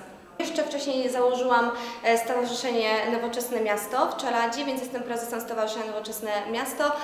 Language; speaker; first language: Polish; native; Polish